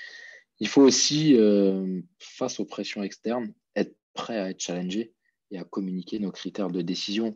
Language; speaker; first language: French; native; French